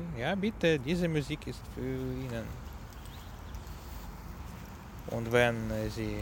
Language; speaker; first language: German; non-native, learner; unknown